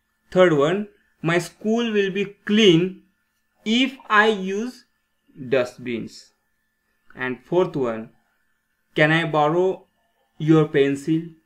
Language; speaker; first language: English; non-native, local second language; Marathi